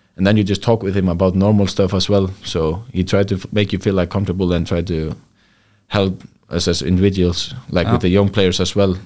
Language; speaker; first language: English; non-native, fluent; Icelandic